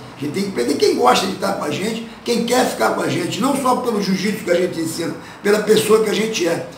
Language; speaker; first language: Portuguese; native; Portuguese